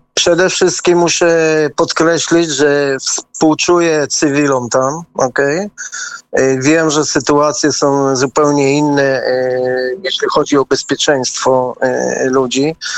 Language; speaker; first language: Polish; early bilingual, heritage; Polish